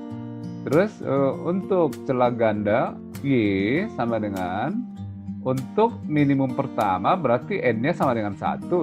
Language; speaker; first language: Indonesian; native; Indonesian